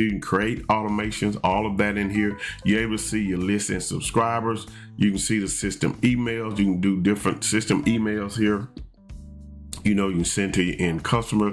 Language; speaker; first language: English; native; English